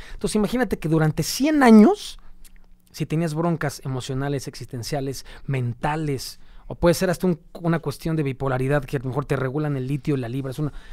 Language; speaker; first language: Spanish; native; Spanish